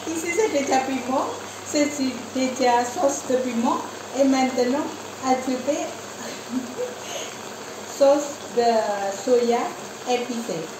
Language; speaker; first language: French; non-native, learner; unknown